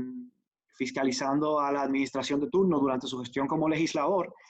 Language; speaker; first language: Spanish; native; Spanish